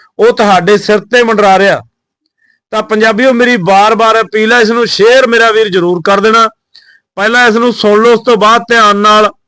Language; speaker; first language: Punjabi; native; Punjabi